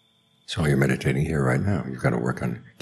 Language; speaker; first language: English; native; English